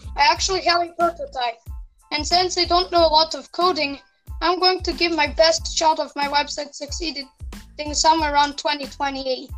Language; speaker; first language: English; non-native, fluent; Serbian